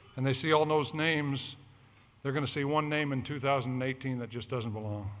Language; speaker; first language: English; native; English